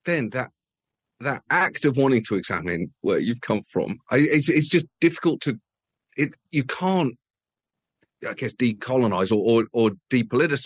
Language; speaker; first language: English; native; English